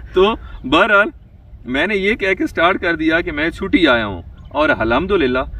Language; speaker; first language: Hindi; non-native, local second language; Punjabi